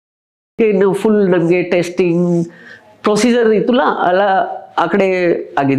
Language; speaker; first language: Kannada; non-native, local second language; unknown